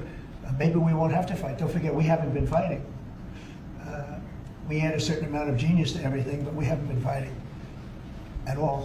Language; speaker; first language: English; native; English